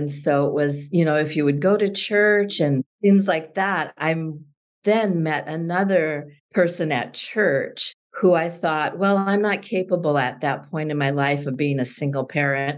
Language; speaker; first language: English; native; English